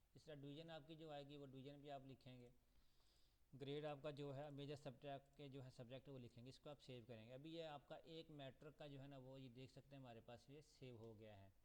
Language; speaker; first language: Urdu; non-native, local second language; Punjabi